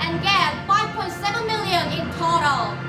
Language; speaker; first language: English; non-native, learner; Korean